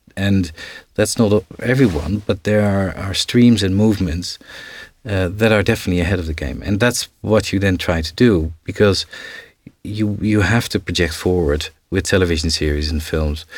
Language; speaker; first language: English; non-native, fluent; Dutch